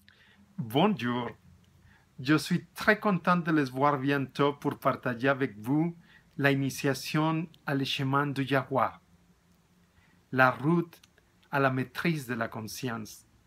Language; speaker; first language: French; non-native, learner; Spanish